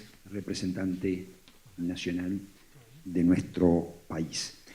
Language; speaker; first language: Spanish; native; Spanish